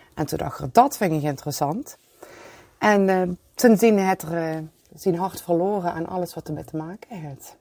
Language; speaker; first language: Dutch; non-native, local second language; Limburgish